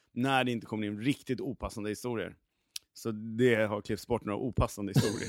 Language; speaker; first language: Swedish; native; Swedish